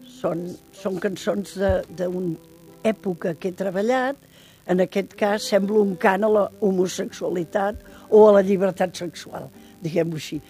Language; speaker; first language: Catalan; native; Catalan